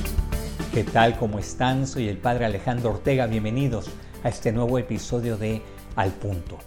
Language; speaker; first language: Spanish; native; Spanish